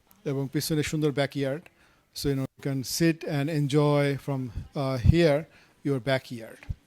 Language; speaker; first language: Bangla; native; Bangla